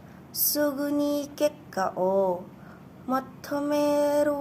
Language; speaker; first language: Japanese; non-native, learner; Indonesian